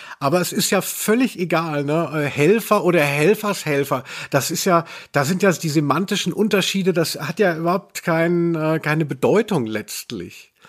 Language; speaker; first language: German; native; German